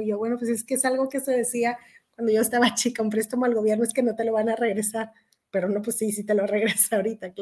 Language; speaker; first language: Spanish; native; Spanish